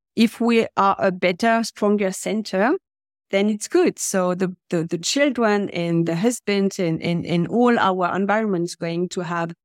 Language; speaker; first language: English; non-native, fluent; French